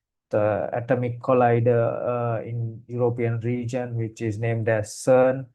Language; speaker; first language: English; non-native, fluent; Sinhala